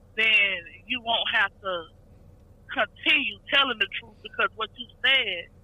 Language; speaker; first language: English; native; English